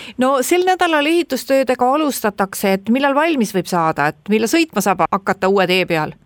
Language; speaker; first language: Estonian; native; Estonian